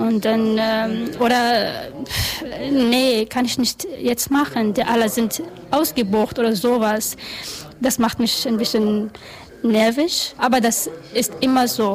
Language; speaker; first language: German; non-native, learner; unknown